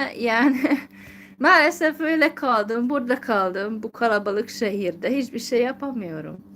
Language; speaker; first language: Turkish; non-native, fluent; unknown